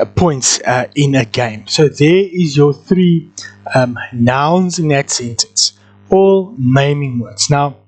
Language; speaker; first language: English; non-native, local second language; Afrikaans